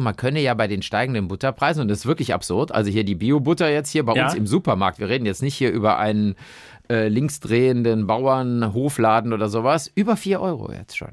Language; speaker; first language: German; native; German